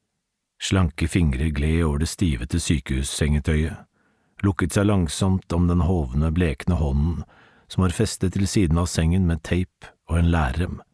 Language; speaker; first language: Norwegian; native; Norwegian